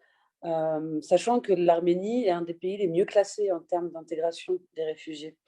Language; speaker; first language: French; early bilingual, other home language; Persian